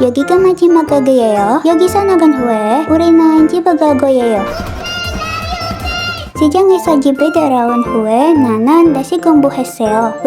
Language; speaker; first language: Korean; non-native, learner; Indonesian